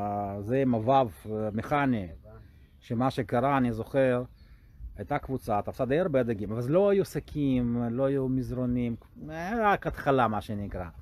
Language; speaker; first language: Hebrew; non-native, fluent; Russian